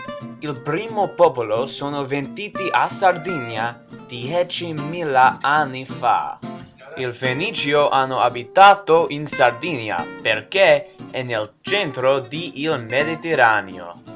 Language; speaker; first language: Italian; non-native, learner; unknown